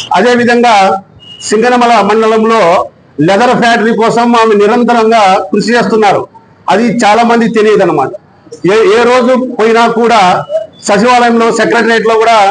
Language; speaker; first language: Telugu; native; Telugu